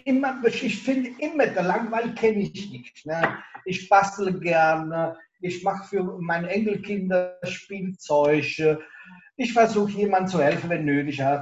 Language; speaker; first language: German; non-native, local second language; Italian